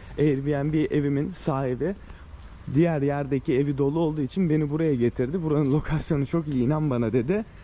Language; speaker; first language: Turkish; native; Turkish